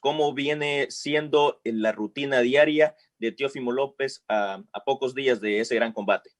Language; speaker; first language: Spanish; native; Spanish